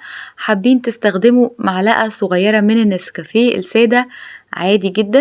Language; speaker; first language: Arabic; native; Arabic